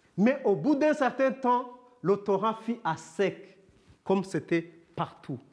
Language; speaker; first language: French; non-native, local second language; Kinyarwanda